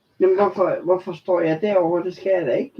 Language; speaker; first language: Danish; native; Danish